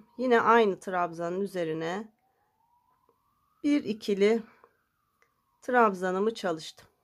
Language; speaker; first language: Turkish; native; Turkish